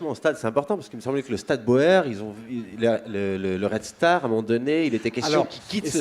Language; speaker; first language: French; native; French